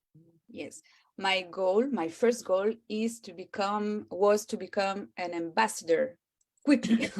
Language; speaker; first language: English; non-native, learner; French